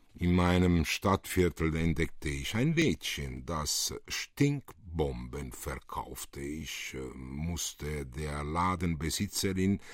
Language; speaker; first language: German; early bilingual, other home language; Italian